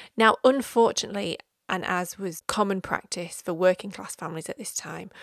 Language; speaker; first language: English; native; English